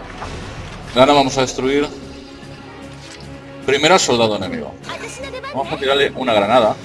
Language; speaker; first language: Spanish; native; Spanish